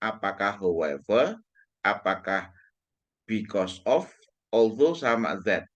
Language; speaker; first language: English; non-native, fluent; Indonesian